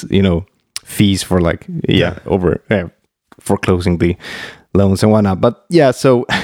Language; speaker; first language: English; non-native, fluent; Swedish